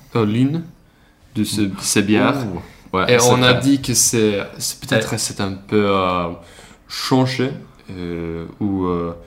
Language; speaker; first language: French; non-native, learner; Swedish